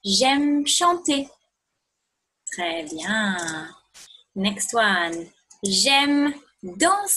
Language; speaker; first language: French; non-native, fluent; English